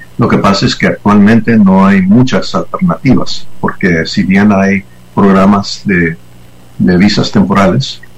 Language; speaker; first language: Spanish; non-native, fluent; English